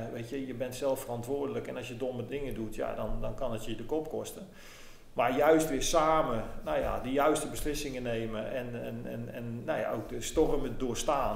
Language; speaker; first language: Dutch; native; Dutch